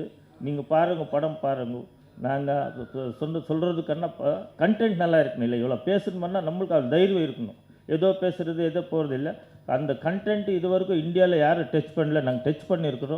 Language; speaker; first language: Tamil; non-native, learner; Kannada